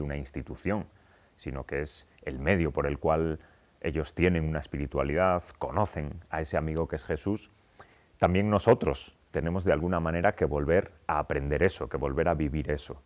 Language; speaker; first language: Spanish; native; Spanish